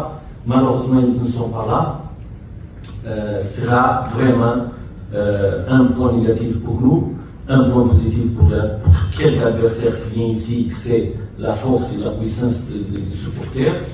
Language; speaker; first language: French; non-native, fluent; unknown